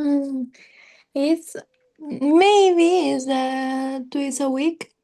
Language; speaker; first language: English; non-native, learner; Spanish